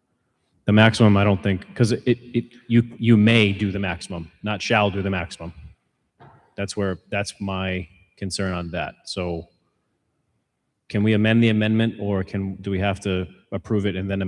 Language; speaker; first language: English; native; English